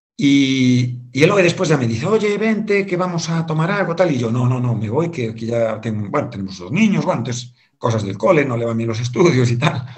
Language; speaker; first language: Spanish; native; Spanish